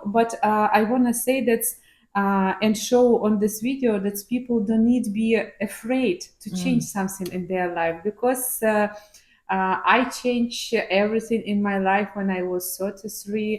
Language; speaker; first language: English; non-native, learner; Ukrainian